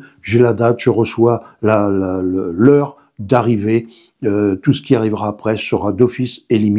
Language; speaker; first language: French; native; French